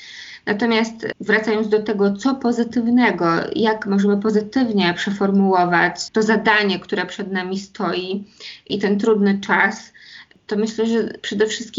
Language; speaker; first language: Polish; native; Polish